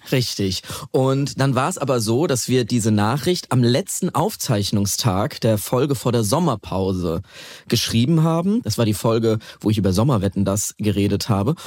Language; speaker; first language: German; native; German